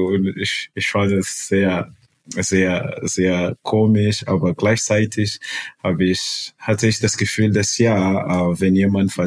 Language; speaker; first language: German; non-native, fluent; Portuguese